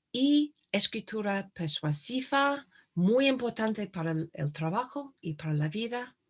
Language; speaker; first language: Spanish; non-native, fluent; English